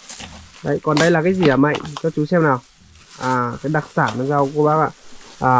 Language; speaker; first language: Vietnamese; native; Vietnamese